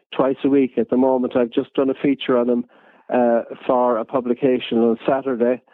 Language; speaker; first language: English; native; English